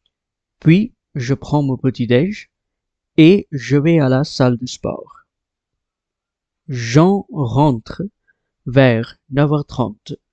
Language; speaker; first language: French; non-native, fluent; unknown